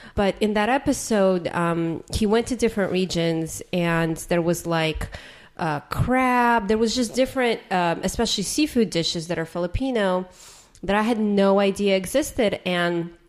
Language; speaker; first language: English; native; English